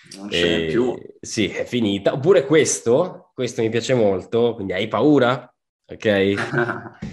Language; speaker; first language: Italian; native; Italian